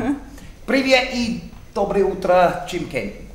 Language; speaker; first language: Russian; non-native, learner; English